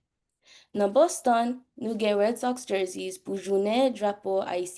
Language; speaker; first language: Haitian Creole; early bilingual, heritage; English